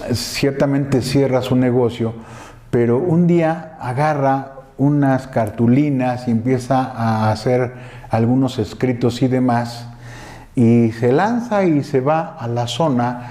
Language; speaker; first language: Spanish; native; Spanish